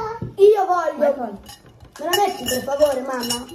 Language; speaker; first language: Italian; early bilingual, other home language; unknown